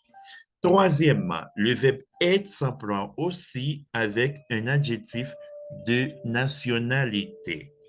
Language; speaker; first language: French; non-native, fluent; Spanish